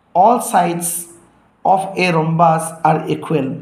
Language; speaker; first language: English; non-native, local second language; Assamese